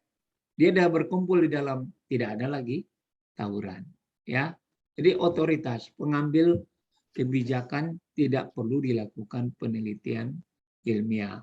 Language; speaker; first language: Indonesian; native; Indonesian